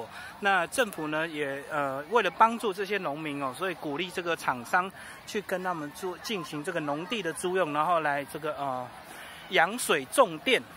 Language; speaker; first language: Chinese; native; Chinese